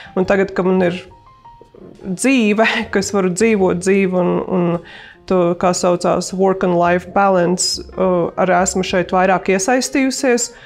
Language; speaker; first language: Latvian; native; Latvian